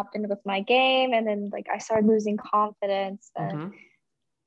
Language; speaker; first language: English; native; English